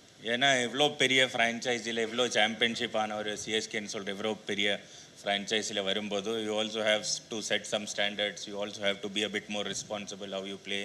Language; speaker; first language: Tamil; non-native, local second language; Malayalam